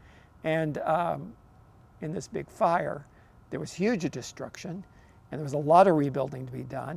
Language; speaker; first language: English; native; English